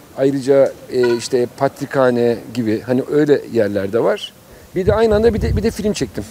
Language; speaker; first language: Turkish; native; Turkish